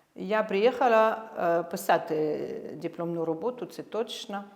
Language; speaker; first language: Ukrainian; non-native, fluent; French